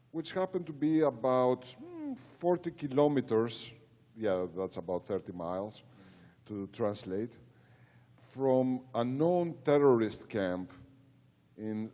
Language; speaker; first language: English; non-native, fluent; Greek